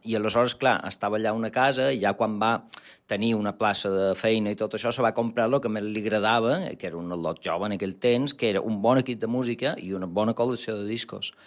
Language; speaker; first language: Catalan; non-native, local second language; Spanish